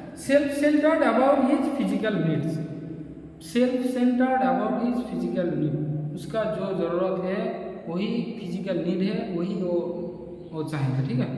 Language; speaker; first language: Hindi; non-native, local second language; Bangla